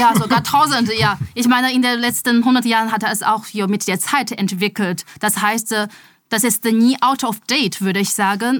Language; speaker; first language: German; non-native, fluent; Chinese